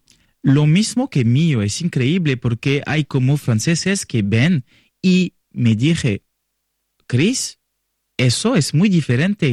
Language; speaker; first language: Spanish; non-native, learner; French